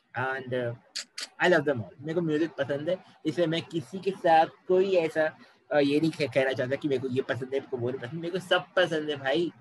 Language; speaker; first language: Hindi; native; Hindi